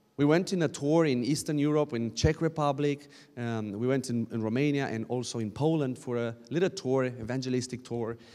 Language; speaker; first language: English; non-native, fluent; Romanian